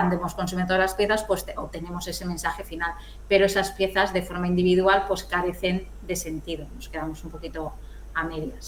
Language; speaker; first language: Spanish; native; Spanish